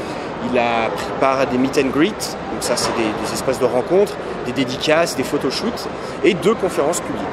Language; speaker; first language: French; native; French